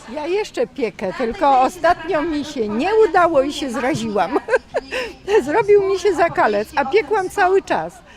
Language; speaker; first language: Polish; native; Polish